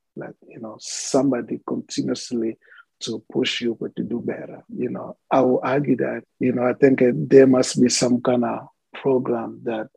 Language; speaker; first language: English; non-native, fluent; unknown